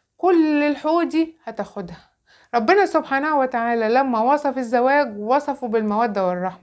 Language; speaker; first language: Arabic; native; Arabic